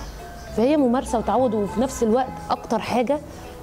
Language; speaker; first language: Arabic; native; Arabic